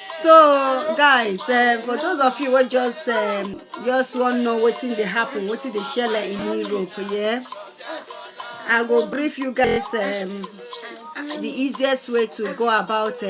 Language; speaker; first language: Nigerian Pidgin; non-native, local second language; Igbo